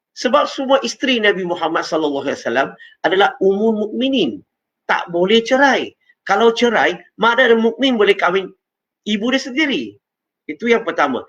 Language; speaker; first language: Malay; non-native, local second language; Chinese